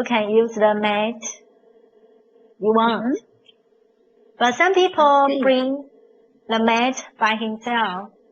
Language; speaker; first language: English; non-native, learner; Chinese